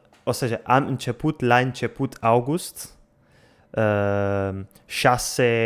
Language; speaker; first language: Romanian; non-native, learner; Portuguese